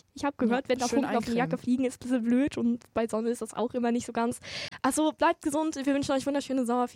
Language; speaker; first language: German; native; German